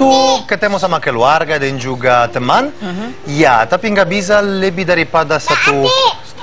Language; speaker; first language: Indonesian; non-native, fluent; Italian